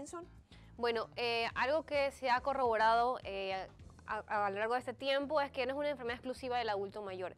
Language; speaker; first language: Spanish; native; Spanish